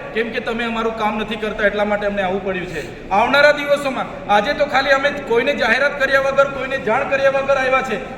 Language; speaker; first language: Gujarati; non-native, local second language; Vasavi